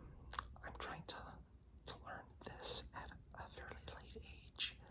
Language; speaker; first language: English; native; English